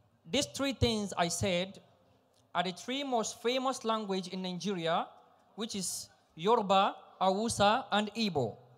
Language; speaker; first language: English; non-native, local second language; Yoruba